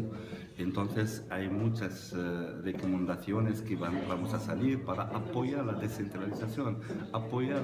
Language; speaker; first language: Spanish; non-native, fluent; Arabic